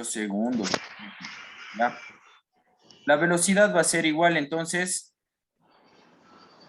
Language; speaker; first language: Spanish; native; Spanish